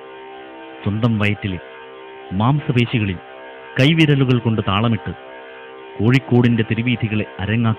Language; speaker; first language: Malayalam; native; Malayalam